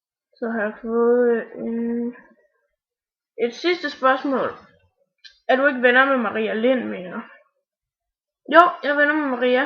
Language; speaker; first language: Danish; native; Danish